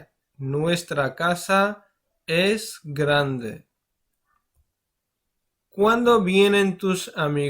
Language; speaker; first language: Spanish; non-native, fluent; Urdu